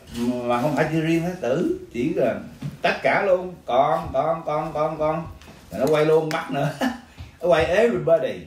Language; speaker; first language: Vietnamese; early bilingual, other home language; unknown